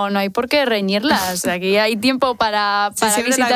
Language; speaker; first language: Spanish; native; Spanish